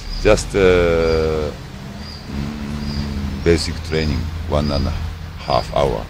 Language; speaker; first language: English; non-native, learner; Japanese